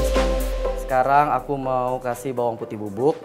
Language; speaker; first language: Indonesian; native; Indonesian